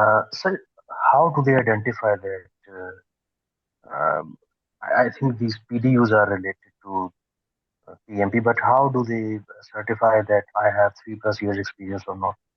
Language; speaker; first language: English; non-native, local second language; Urdu